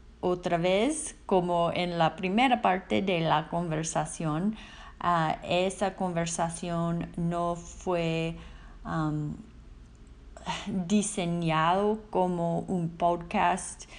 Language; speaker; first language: Spanish; non-native, fluent; English